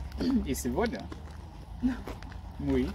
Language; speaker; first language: Russian; non-native, learner; English